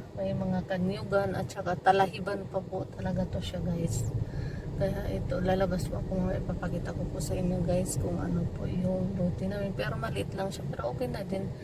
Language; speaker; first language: Filipino; non-native, local second language; Cebuano